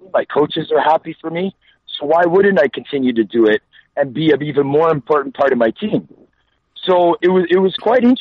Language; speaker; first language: English; native; English